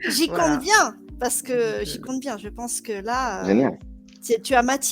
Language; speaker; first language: French; native; French